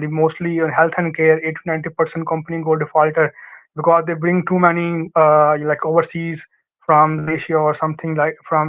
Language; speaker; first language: English; non-native, learner; Urdu